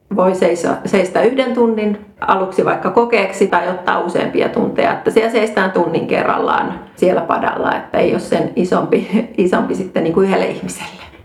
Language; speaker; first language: Finnish; native; Finnish